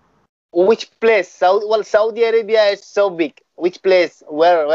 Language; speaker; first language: English; non-native, fluent; Bangla